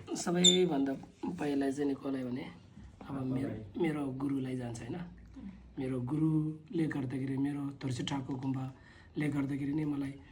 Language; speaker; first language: Nepali; non-native, local second language; Sherpa